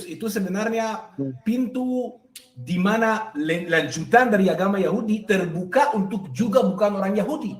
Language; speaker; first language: Indonesian; non-native, fluent; Hebrew